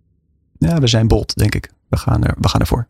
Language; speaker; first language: Dutch; native; Dutch